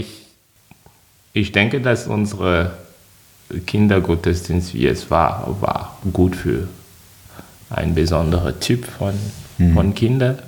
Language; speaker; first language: German; non-native, fluent; French